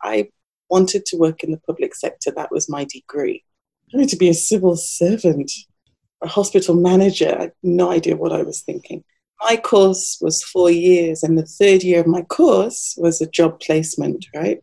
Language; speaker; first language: English; native; English